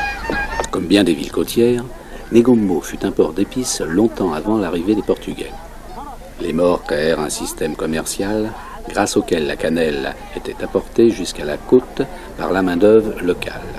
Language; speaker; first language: French; native; French